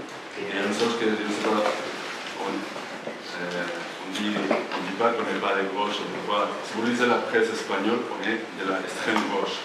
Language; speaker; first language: French; non-native, fluent; Spanish